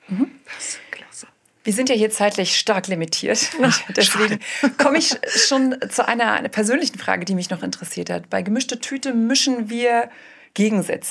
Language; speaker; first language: German; native; German